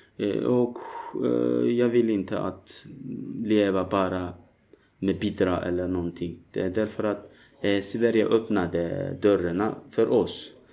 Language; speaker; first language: Swedish; non-native, learner; Turkish